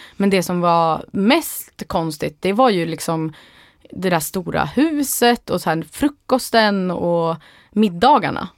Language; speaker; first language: Swedish; native; Swedish